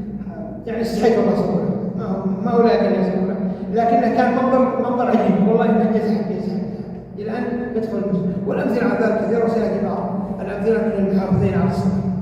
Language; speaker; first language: Arabic; native; Arabic